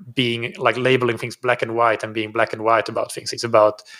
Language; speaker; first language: English; non-native, fluent; Finnish